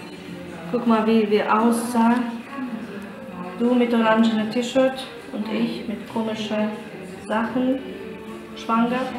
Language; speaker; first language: German; non-native, fluent; Russian